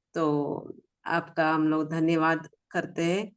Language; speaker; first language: Hindi; non-native, local second language; Kannada